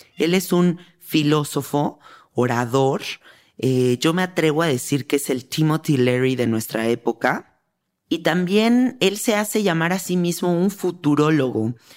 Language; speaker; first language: Spanish; native; Spanish